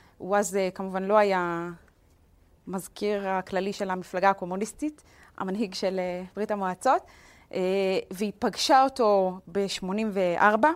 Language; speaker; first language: Hebrew; native; Hebrew